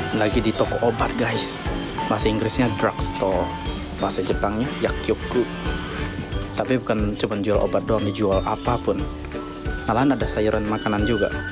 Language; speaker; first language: Indonesian; native; Indonesian